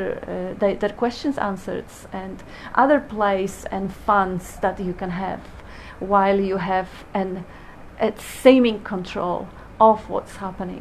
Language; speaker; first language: English; non-native, fluent; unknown